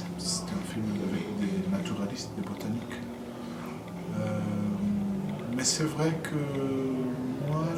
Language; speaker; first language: French; non-native, fluent; Portuguese